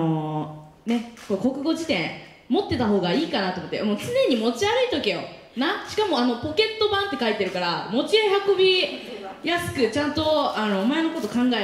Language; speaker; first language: Japanese; native; Japanese